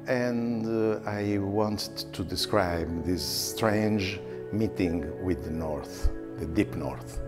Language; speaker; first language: English; non-native, learner; Italian